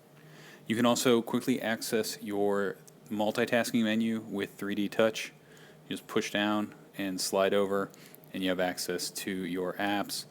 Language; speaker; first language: English; native; English